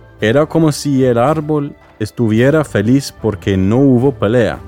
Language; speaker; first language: Spanish; non-native, fluent; English